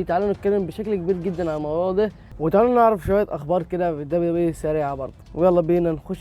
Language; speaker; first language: Arabic; native; Arabic